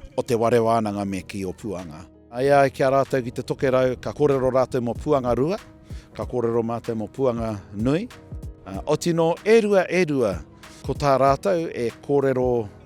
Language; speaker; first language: Māori; native; Māori